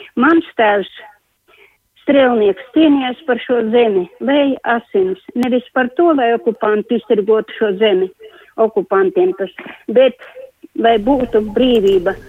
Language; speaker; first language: Latvian; native; Latvian